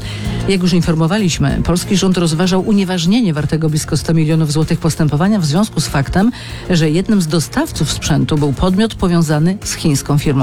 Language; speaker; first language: Polish; native; Polish